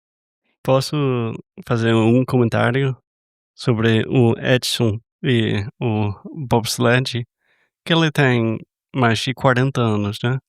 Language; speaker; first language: Portuguese; non-native, fluent; English